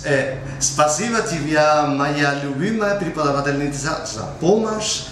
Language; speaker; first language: Russian; non-native, learner; Spanish